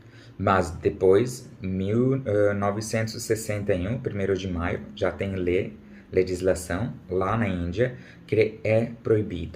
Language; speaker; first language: Portuguese; non-native, learner; Urdu